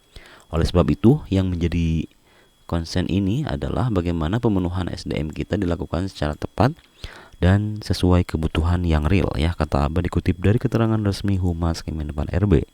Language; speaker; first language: Indonesian; native; Indonesian